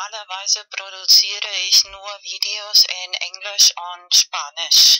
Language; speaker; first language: German; non-native, fluent; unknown